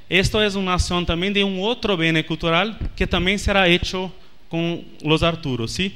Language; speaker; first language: Spanish; non-native, learner; Portuguese